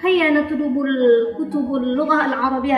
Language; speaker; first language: Arabic; non-native, learner; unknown